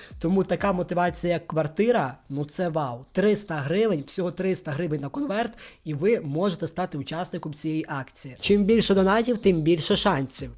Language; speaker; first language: Ukrainian; non-native, local second language; Russian